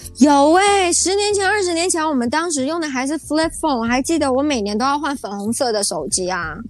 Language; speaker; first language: Chinese; early bilingual, heritage; Chinese